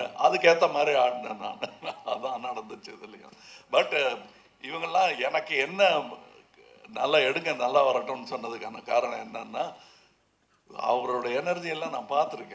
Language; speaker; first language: Tamil; native; Tamil